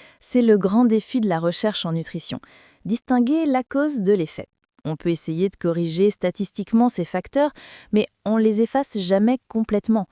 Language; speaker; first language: French; native; French